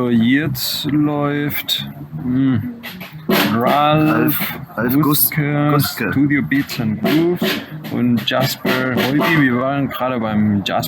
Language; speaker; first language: German; non-native, fluent; Spanish